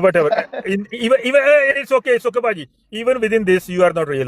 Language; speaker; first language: English; non-native, fluent; Punjabi